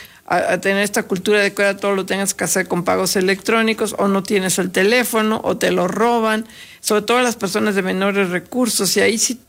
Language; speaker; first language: Spanish; native; Spanish